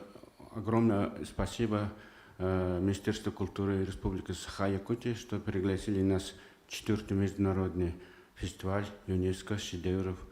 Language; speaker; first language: Russian; non-native, fluent; Mongolian